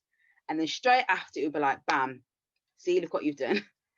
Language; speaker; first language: English; native; English